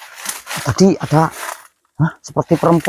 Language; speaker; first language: Indonesian; native; Indonesian